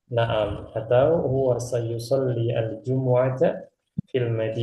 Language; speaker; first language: Arabic; non-native, fluent; Indonesian